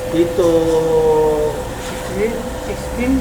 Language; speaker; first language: Filipino; non-native, learner; Korean